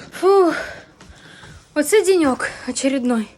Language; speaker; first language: Russian; native; Russian